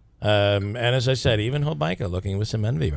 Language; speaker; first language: English; native; English